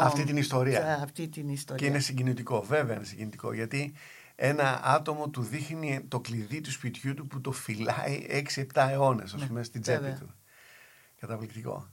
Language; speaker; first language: Greek; native; Greek